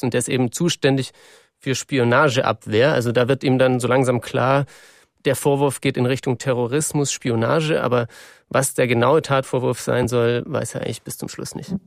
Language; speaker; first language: German; native; German